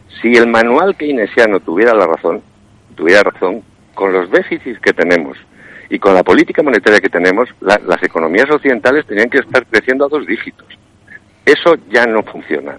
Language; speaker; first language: Spanish; native; Spanish